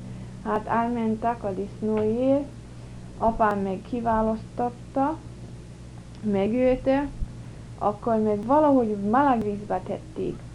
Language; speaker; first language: Hungarian; early bilingual, heritage; English